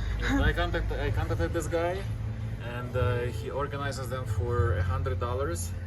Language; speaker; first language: English; non-native, fluent; Russian